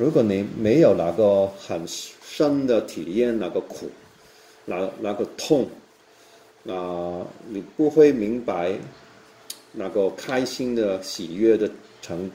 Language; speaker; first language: Chinese; non-native, local second language; Cantonese